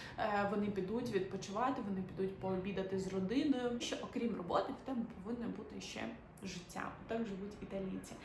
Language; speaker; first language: Ukrainian; native; Ukrainian